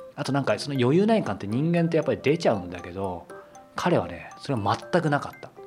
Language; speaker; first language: Japanese; native; Japanese